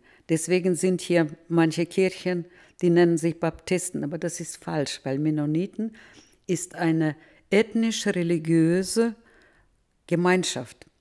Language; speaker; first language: German; early bilingual, heritage; Russian